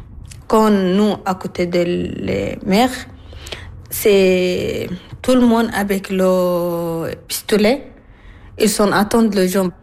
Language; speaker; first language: French; non-native, learner; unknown